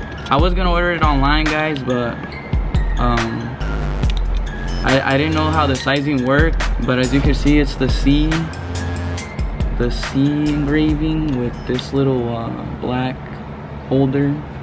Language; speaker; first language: English; early bilingual, other home language; Spanish